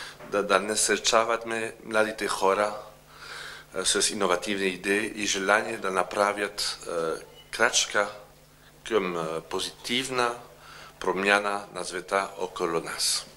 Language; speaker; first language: Bulgarian; non-native, learner; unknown